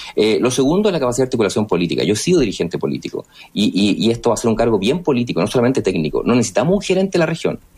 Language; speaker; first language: Spanish; native; Spanish